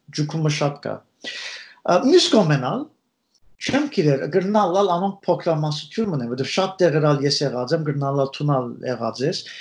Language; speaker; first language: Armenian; early bilingual, heritage; Armenian